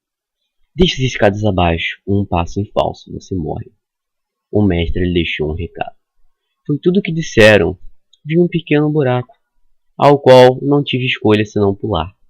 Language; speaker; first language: Portuguese; native; Portuguese